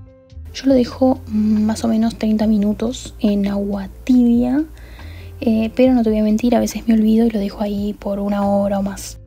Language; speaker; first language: Spanish; native; Spanish